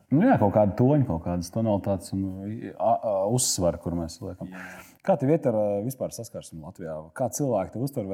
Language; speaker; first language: Latvian; native; Latvian